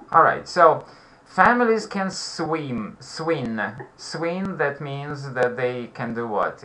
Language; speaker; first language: English; non-native, fluent; Russian